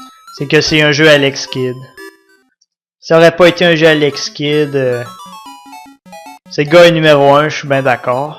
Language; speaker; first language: French; native; French